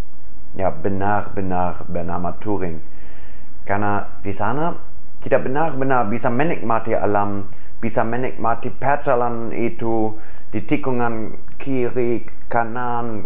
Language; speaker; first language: Indonesian; non-native, fluent; German